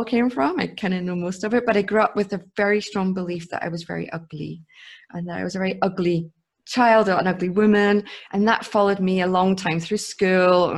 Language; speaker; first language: English; native; English